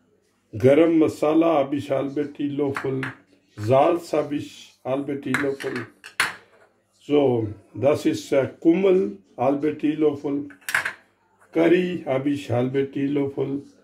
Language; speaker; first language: German; non-native, fluent; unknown